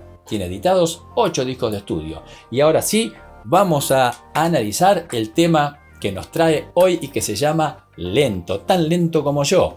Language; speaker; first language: Spanish; native; Spanish